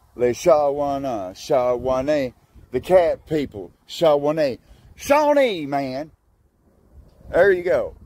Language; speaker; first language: English; native; English